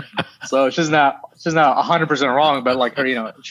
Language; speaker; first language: English; early bilingual, other home language; Arabic